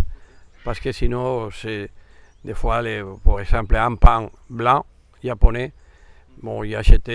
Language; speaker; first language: French; non-native, fluent; Spanish